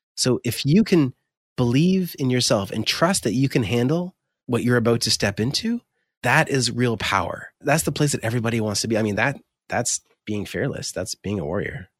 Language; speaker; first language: English; native; English